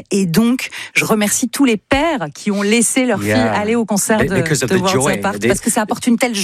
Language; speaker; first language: French; native; French